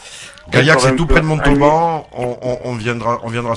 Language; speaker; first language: French; native; French